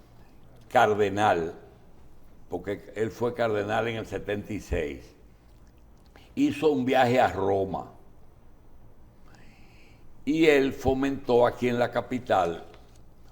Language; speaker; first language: Spanish; native; Spanish